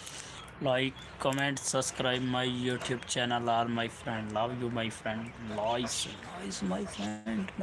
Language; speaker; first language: English; non-native, learner; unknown